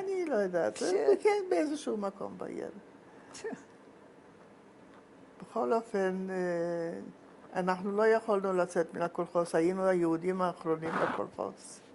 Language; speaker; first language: Hebrew; non-native, fluent; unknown